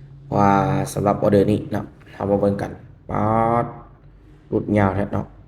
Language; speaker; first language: Thai; non-native, local second language; Northeastern Thai